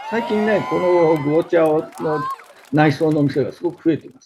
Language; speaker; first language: Japanese; native; Japanese